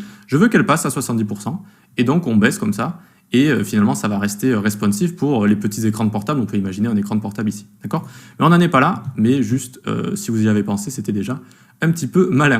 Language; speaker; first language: French; native; French